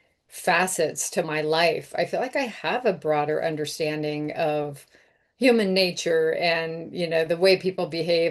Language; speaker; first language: English; native; English